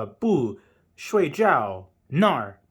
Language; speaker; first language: Chinese; non-native, learner; English